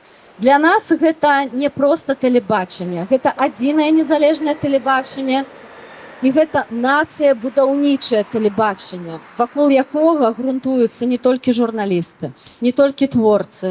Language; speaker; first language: Belarusian; native; Belarusian